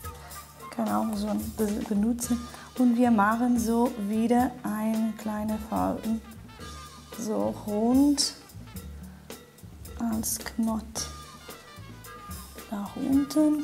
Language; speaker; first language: German; non-native, fluent; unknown